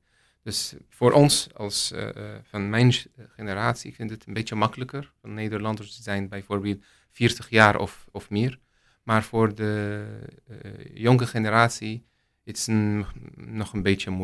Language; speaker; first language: Dutch; non-native, learner; Arabic